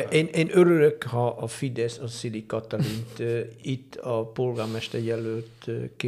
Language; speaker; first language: Hungarian; non-native, fluent; Dutch